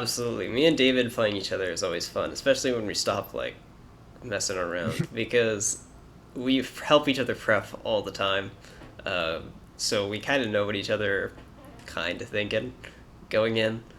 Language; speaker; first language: English; native; English